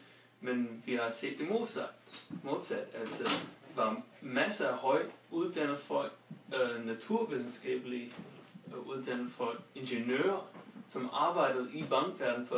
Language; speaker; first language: Danish; non-native, fluent; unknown